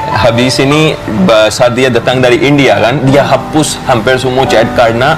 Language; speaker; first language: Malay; non-native, fluent; Hindi